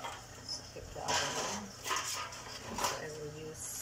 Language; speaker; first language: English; non-native, local second language; Filipino